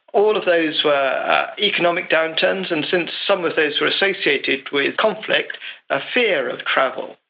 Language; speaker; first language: English; native; English